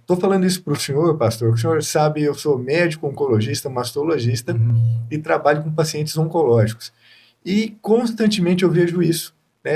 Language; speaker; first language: Portuguese; native; Portuguese